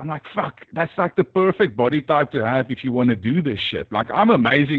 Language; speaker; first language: English; non-native, local second language; Afrikaans